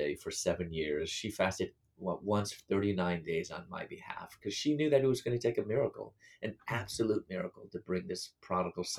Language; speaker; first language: English; native; English